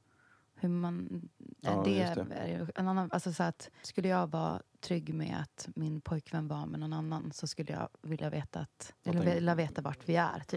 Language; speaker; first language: Swedish; native; Swedish